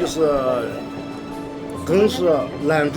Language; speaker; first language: Chinese; early bilingual, heritage; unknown